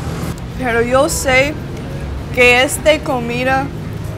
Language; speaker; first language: Spanish; non-native, learner; English